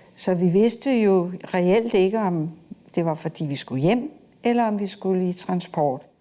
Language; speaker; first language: Danish; native; Danish